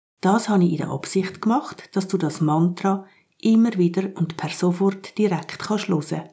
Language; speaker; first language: German; native; German